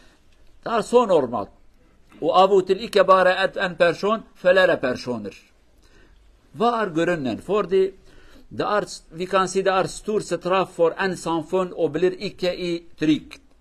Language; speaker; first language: Norwegian; non-native, fluent; Kurdish